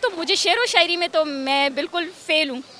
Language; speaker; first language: Hindi; early bilingual, heritage; Urdu